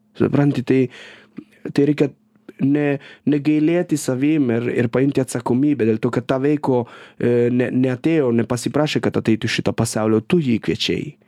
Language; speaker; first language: Lithuanian; non-native, fluent; Italian